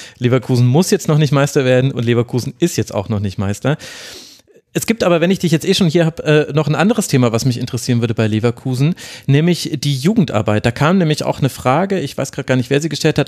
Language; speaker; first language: German; native; German